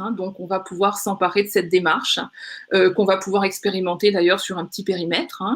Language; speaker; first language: French; native; French